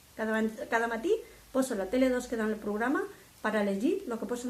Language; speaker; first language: Catalan; non-native, local second language; Spanish